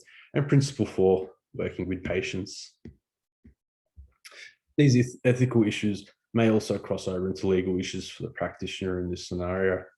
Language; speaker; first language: English; native; English